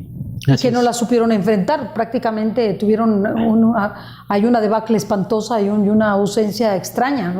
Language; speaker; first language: Spanish; native; Spanish